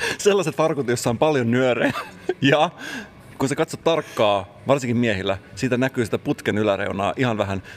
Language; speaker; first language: Finnish; native; Finnish